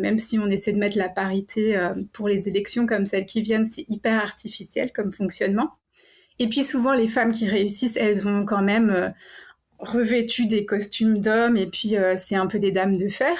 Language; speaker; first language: French; native; French